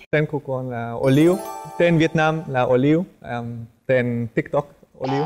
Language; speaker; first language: Vietnamese; non-native, learner; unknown